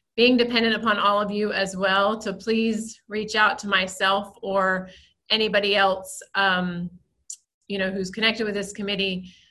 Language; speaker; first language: English; native; English